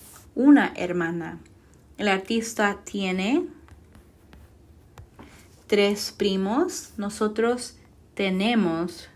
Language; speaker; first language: Spanish; non-native, fluent; English